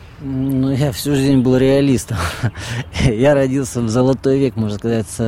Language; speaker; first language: Russian; native; Russian